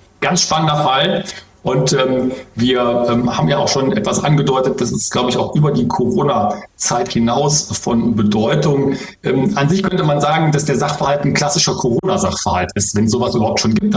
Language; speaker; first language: German; native; German